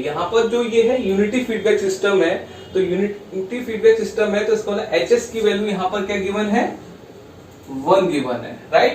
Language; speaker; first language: Hindi; native; Hindi